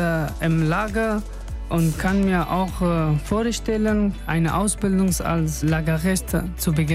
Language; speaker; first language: German; non-native, learner; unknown